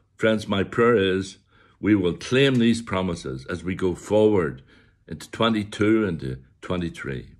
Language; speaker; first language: English; native; English